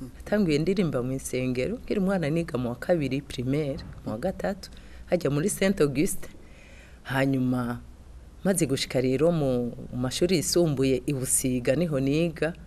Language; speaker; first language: Rundi; non-native, local second language; Swahili